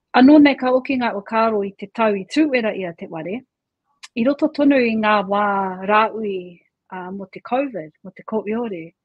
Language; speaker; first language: Māori; native; Māori